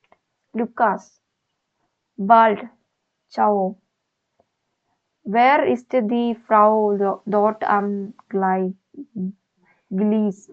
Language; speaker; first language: German; non-native, learner; Malayalam